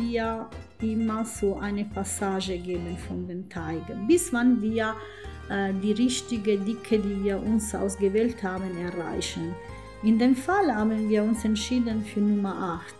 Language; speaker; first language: German; non-native, fluent; Italian